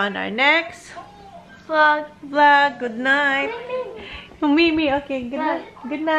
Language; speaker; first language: English; non-native, local second language; Bikol